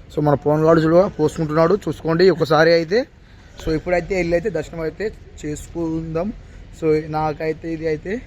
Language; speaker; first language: Telugu; native; Telugu